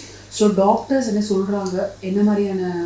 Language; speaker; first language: Tamil; native; Tamil